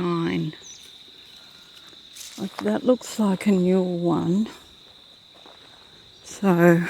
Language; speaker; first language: English; native; English